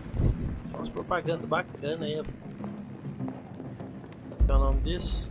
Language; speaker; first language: Portuguese; native; Portuguese